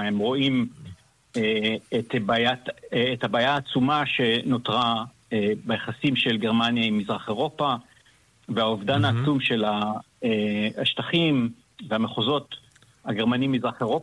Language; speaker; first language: Hebrew; native; Hebrew